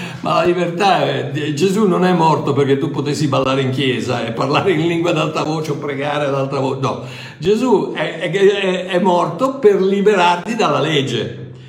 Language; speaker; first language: Italian; native; Italian